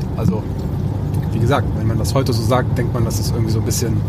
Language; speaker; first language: German; early bilingual, other home language; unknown